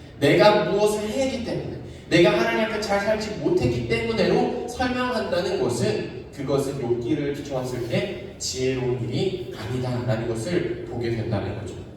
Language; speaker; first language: Korean; native; Korean